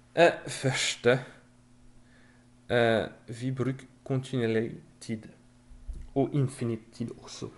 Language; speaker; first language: Norwegian; non-native, fluent; French